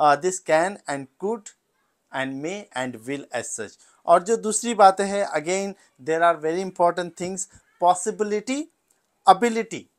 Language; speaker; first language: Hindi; non-native, local second language; Marathi